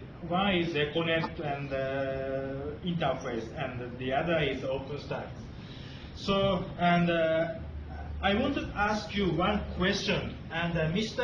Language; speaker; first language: English; non-native, fluent; Japanese